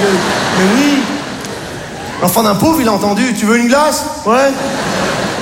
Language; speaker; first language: French; native; French